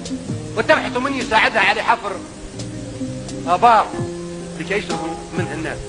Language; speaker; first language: Arabic; native; Arabic